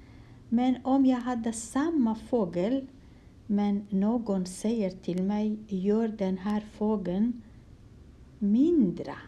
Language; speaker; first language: Swedish; non-native, fluent; Kurdish